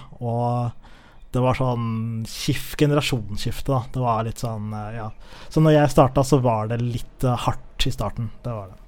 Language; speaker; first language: Norwegian; early bilingual, other home language; Somali